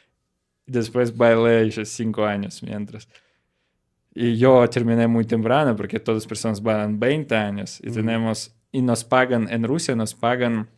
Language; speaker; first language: Spanish; non-native, learner; Russian